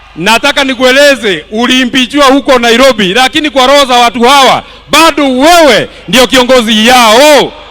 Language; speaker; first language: Swahili; non-native, local second language; Kikuyu